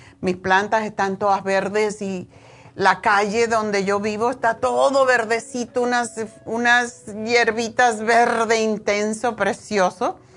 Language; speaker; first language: Spanish; native; Spanish